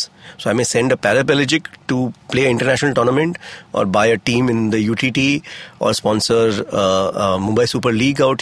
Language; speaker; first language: English; non-native, local second language; Hindi